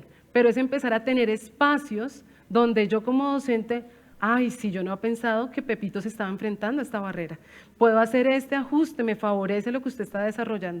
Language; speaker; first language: Spanish; native; Spanish